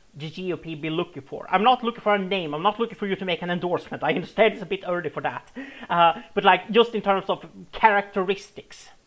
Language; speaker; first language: English; non-native, fluent; Swedish